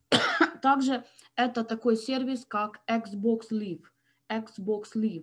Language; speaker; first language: Russian; native; Russian